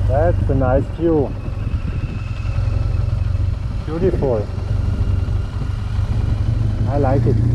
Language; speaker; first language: English; non-native, fluent; German